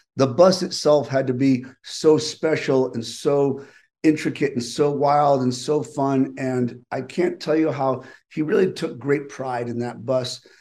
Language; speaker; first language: English; native; English